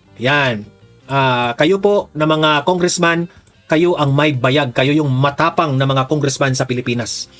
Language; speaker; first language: Filipino; non-native, local second language; Cebuano